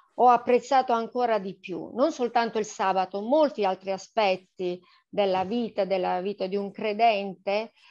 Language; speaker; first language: Italian; native; Italian